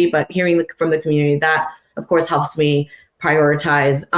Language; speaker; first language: English; non-native, fluent; Persian